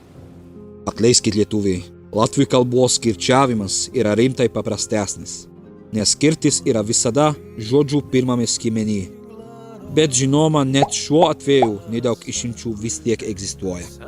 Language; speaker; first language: Lithuanian; non-native, fluent; Czech